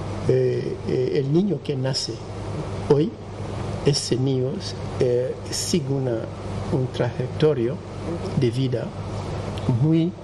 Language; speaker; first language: Spanish; non-native, fluent; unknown